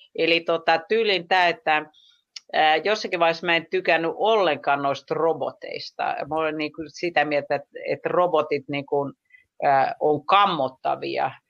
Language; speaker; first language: Finnish; native; Finnish